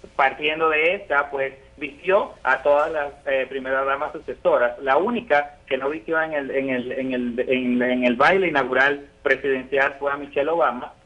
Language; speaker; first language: Spanish; native; Spanish